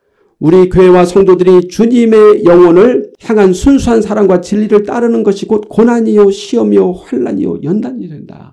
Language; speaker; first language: Korean; native; Korean